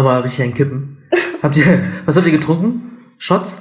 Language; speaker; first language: German; native; German